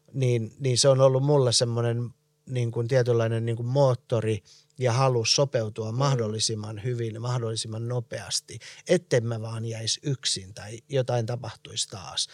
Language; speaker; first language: Finnish; early bilingual, other home language; Persian